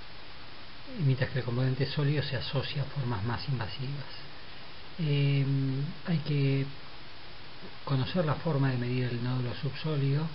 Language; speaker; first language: Spanish; native; Spanish